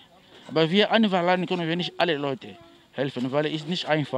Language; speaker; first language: German; non-native, fluent; Portuguese